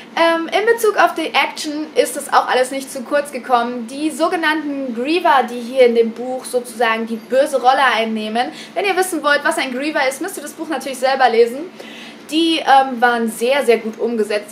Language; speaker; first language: German; native; German